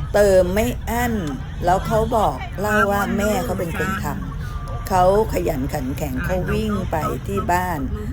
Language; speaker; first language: Thai; native; Thai